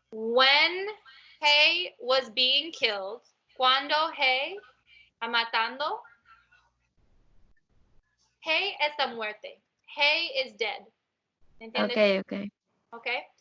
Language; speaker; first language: Spanish; non-native, learner; English